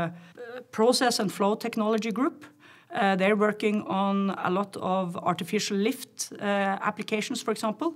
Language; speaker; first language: English; non-native, fluent; Norwegian